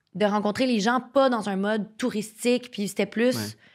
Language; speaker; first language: French; native; French